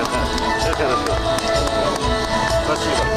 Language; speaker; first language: Russian; non-native, local second language; Kyrgyz